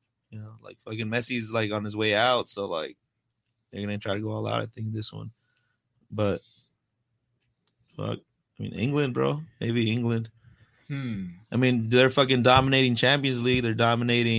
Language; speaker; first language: English; early bilingual, other home language; Spanish